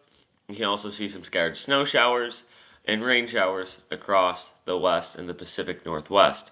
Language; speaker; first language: English; native; English